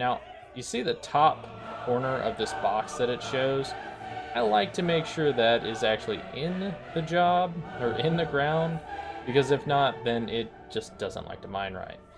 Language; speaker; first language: English; native; English